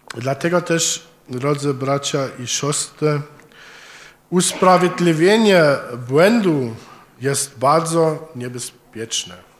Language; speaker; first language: Polish; early bilingual, heritage; German